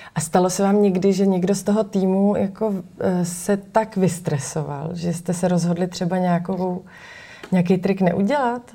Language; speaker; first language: Czech; native; Czech